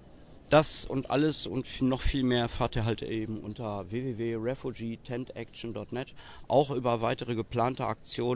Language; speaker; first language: German; native; German